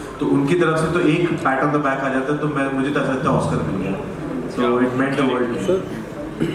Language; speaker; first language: Hindi; native; Hindi